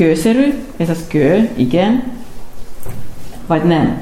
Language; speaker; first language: Hungarian; non-native, learner; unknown